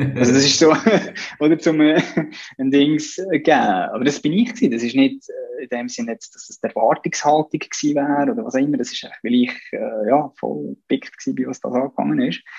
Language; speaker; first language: German; native; German